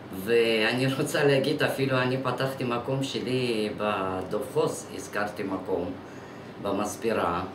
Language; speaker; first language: Hebrew; non-native, fluent; Russian